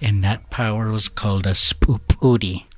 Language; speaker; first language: English; native; English